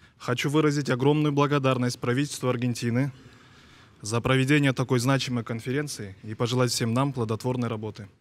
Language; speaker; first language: Russian; non-native, local second language; Kyrgyz